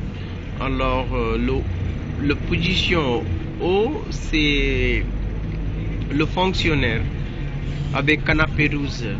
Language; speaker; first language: French; non-native, learner; Hindi